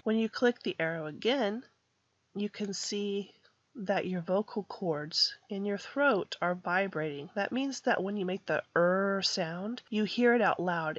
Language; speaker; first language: English; native; English